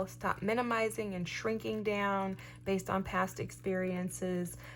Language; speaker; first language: English; native; English